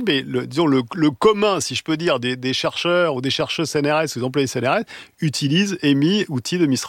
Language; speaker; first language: French; native; French